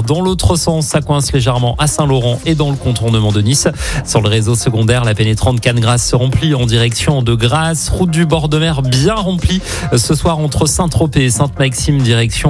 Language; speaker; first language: French; native; French